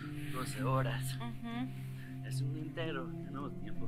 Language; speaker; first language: Spanish; early bilingual, heritage; English